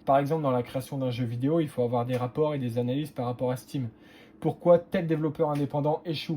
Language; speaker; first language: French; native; French